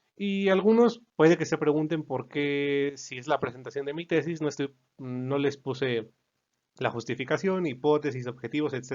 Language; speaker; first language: Spanish; native; Spanish